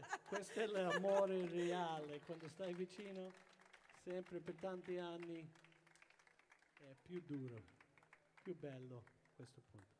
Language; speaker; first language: Italian; early bilingual, heritage; English